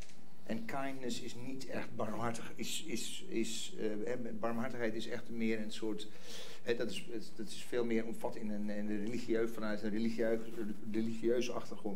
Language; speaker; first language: Dutch; non-native, fluent; English